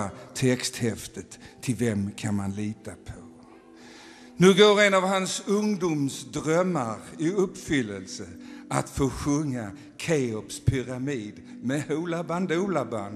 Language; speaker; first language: Swedish; native; Swedish